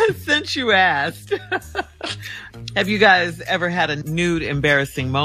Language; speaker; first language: English; native; English